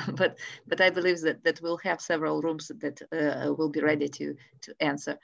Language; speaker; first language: English; non-native, fluent; Ukrainian